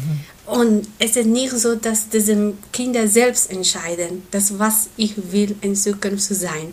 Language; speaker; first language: German; non-native, learner; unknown